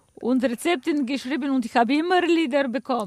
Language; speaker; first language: German; non-native, fluent; Bulgarian